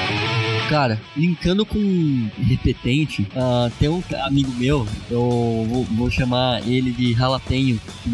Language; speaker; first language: Portuguese; native; Portuguese